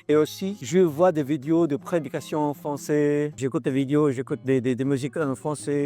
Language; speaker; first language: French; non-native, fluent; Filipino